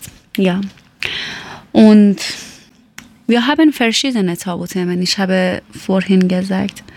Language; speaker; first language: German; non-native, learner; Persian